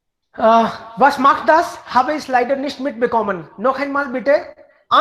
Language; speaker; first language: German; non-native, fluent; Hindi